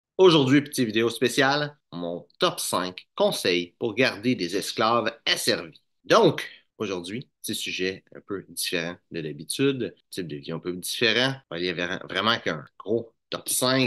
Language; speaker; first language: French; native; French